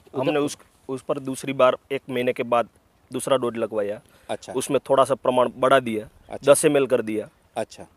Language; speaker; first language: Hindi; non-native, local second language; Gujarati